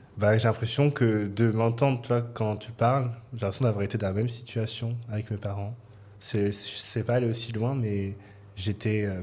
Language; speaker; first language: French; native; French